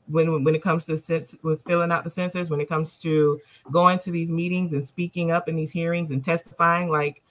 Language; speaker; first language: English; native; English